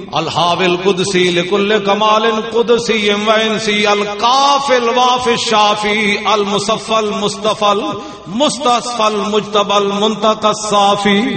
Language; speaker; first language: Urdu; non-native, local second language; Punjabi